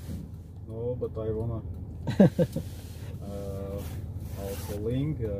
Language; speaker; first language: English; non-native, learner; Armenian